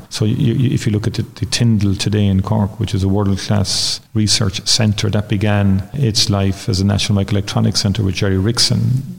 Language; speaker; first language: English; native; English